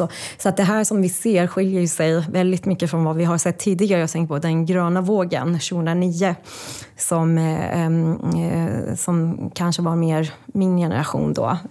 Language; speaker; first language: Swedish; non-native, fluent; Persian